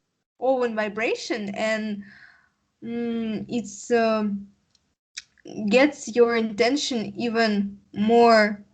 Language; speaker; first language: English; non-native, learner; Russian